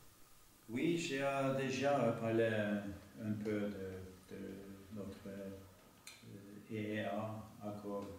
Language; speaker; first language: French; non-native, fluent; Norwegian